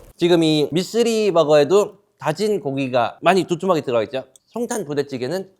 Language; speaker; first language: Korean; native; Korean